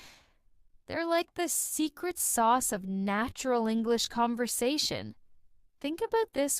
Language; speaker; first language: English; non-native, fluent; Spanish